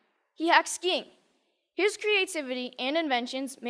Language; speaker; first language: English; native; English